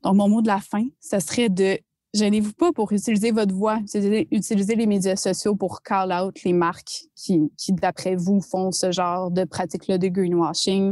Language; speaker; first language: French; native; French